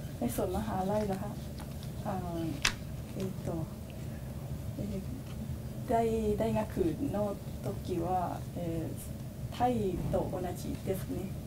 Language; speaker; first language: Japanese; non-native, learner; Thai